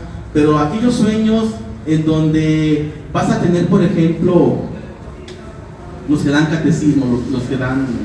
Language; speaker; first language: Spanish; native; Spanish